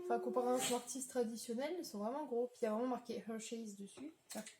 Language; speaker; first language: French; native; French